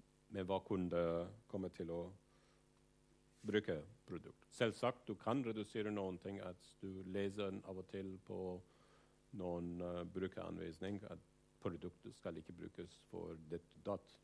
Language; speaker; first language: Norwegian; non-native, fluent; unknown